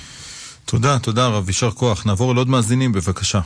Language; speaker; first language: Hebrew; native; Hebrew